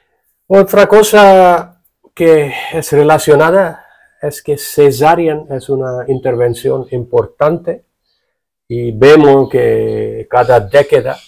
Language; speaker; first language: Spanish; non-native, fluent; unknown